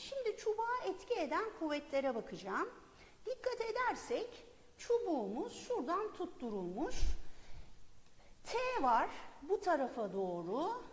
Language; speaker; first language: Turkish; native; Turkish